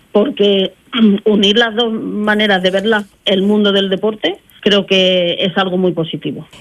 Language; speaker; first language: Spanish; early bilingual, heritage; English